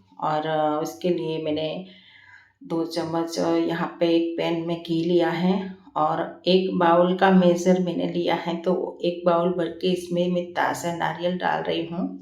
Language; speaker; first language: Hindi; non-native, local second language; Gujarati